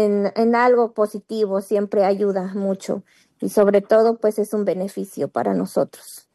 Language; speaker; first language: Spanish; native; Spanish